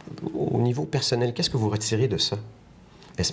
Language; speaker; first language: French; native; French